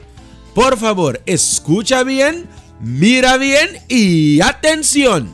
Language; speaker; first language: Spanish; non-native, fluent; Dutch